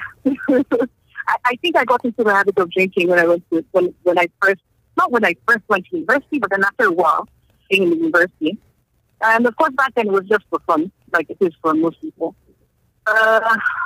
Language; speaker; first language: English; non-native, local second language; Yoruba